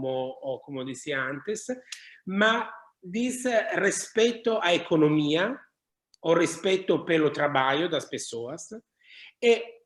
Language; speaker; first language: Portuguese; non-native, learner; Italian